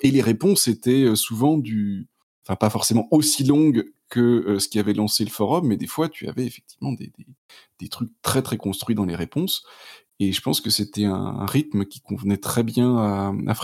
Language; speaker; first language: French; native; French